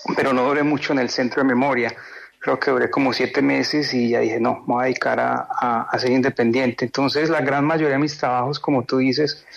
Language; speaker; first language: Spanish; native; Spanish